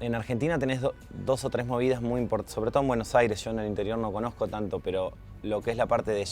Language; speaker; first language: Spanish; native; Spanish